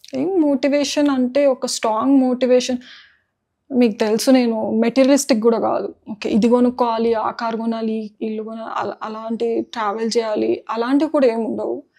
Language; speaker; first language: Telugu; non-native, local second language; Marathi